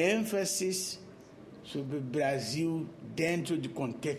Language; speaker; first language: Portuguese; non-native, fluent; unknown